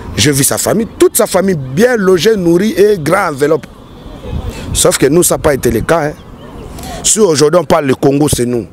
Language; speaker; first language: French; non-native, local second language; Lingala